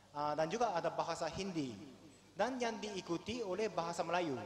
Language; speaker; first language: Malay; non-native, fluent; Japanese